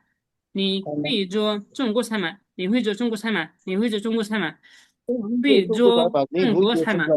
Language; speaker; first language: Chinese; non-native, learner; Bangla